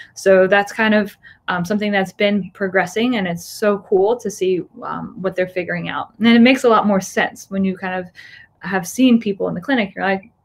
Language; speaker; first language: English; native; English